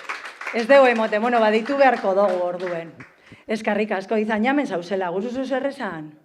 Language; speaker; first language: Basque; native; Basque